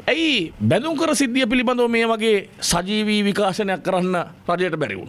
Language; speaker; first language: Sinhala; native; Sinhala